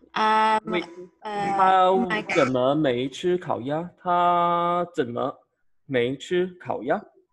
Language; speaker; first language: Chinese; non-native, fluent; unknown